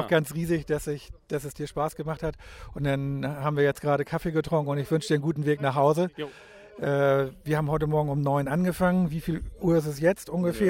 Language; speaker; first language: German; native; German